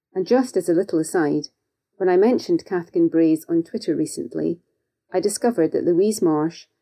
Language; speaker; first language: English; native; English